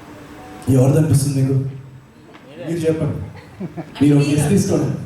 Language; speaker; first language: Telugu; native; Telugu